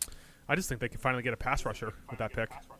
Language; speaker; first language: English; native; English